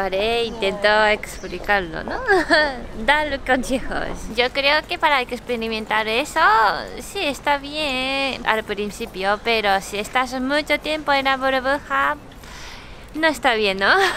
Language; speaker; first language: Spanish; non-native, learner; Japanese